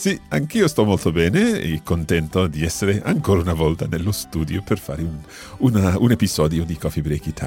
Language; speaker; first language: Italian; non-native, learner; English